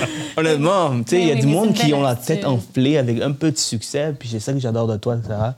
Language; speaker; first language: French; early bilingual, other home language; Tamil